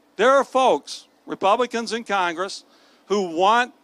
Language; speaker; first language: English; native; English